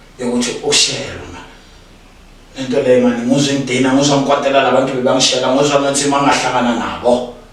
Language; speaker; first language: Zulu; native; Zulu